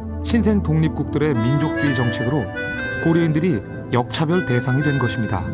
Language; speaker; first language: Korean; native; Korean